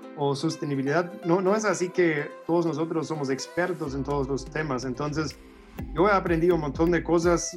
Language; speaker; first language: Spanish; non-native, fluent; German